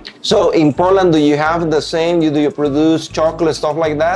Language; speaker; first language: English; non-native, fluent; Spanish